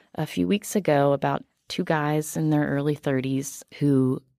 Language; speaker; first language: English; native; English